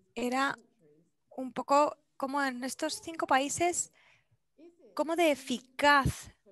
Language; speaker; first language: Spanish; non-native, fluent; Polish